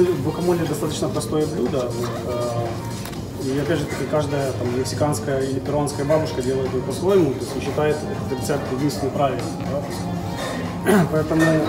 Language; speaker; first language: Russian; native; Russian